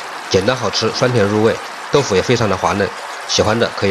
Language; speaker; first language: Chinese; native; Chinese